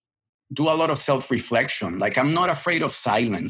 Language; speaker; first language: English; non-native, fluent; Spanish